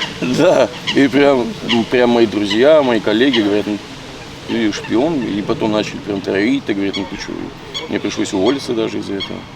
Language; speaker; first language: Russian; native; Russian